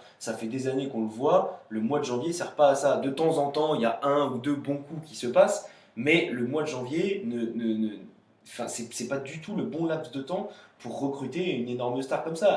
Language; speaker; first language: French; native; French